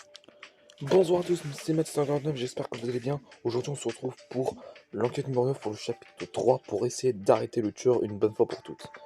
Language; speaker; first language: French; native; French